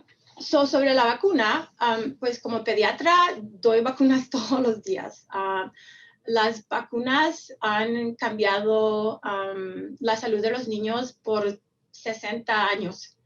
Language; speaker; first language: Spanish; early bilingual, heritage; Spanish